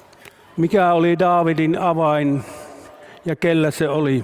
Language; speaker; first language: Finnish; native; Finnish